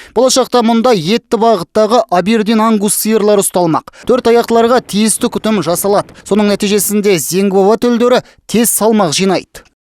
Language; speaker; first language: Kazakh; native; Kazakh